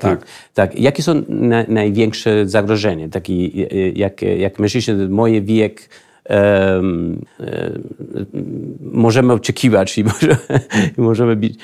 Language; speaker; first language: Polish; non-native, learner; Spanish